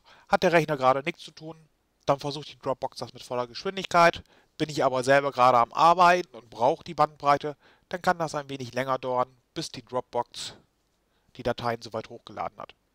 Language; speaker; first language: German; native; German